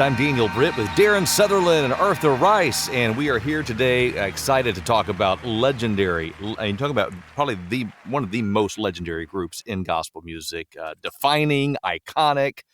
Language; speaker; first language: English; native; English